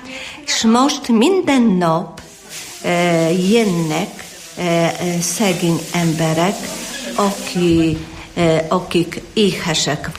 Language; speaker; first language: Hungarian; non-native, learner; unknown